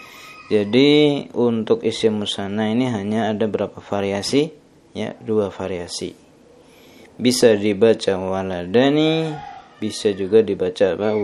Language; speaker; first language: Indonesian; native; Indonesian